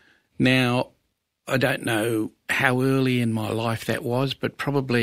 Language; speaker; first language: English; native; English